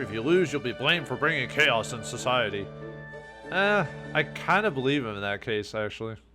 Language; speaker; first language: English; native; English